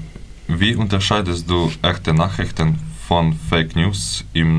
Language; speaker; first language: German; non-native, fluent; Ukrainian